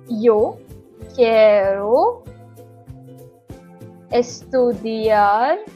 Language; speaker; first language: Spanish; non-native, learner; Hindi